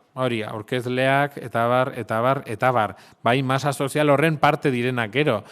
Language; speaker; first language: Basque; non-native, local second language; Spanish